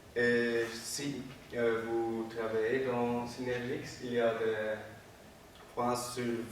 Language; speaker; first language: French; non-native, learner; Dutch